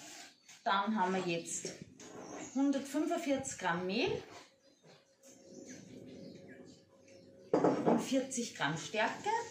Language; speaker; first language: German; native; German